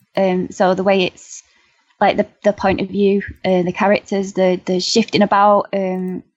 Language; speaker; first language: English; native; English